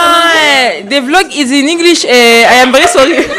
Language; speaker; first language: English; non-native, fluent; French